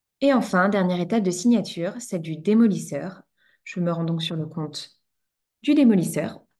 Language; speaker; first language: French; native; French